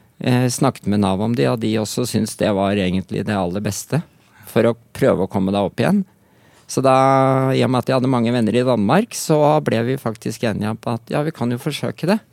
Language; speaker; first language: Norwegian; native; Norwegian